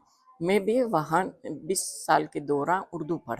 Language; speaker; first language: Hindi; non-native, fluent; Uzbek